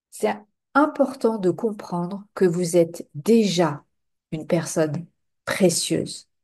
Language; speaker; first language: French; native; French